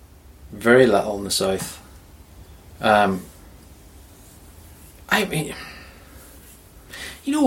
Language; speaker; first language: English; native; English